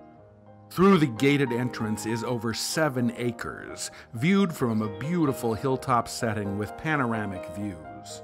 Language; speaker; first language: English; native; English